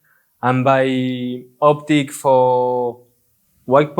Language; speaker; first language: English; non-native, learner; French